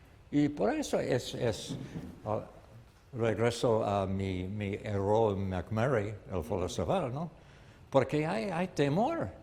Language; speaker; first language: Spanish; non-native, learner; English